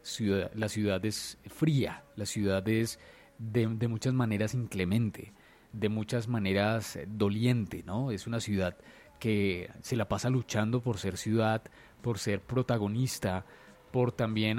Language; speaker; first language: Spanish; native; Spanish